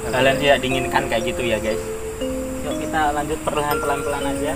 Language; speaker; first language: Indonesian; native; Indonesian